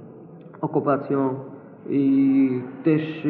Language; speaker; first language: Polish; non-native, fluent; Arabic